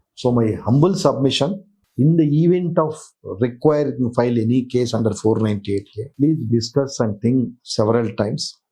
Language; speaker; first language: English; non-native, local second language; Telugu